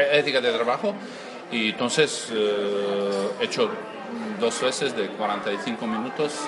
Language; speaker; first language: Spanish; non-native, learner; Croatian